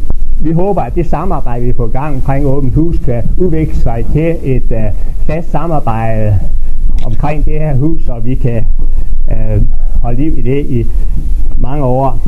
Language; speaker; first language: Danish; native; Danish